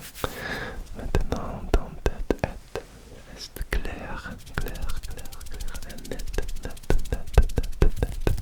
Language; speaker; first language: French; non-native, learner; Russian